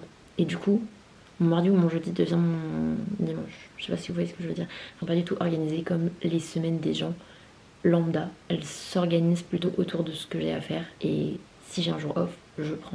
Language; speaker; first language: French; native; French